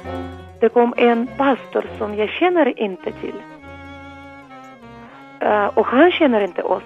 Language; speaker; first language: Swedish; non-native, learner; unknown